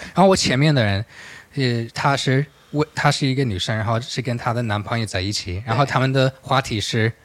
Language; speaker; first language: Chinese; non-native, fluent; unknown